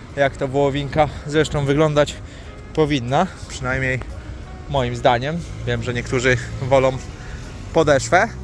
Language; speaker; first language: Polish; native; Polish